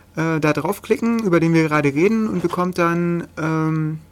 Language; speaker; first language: German; native; German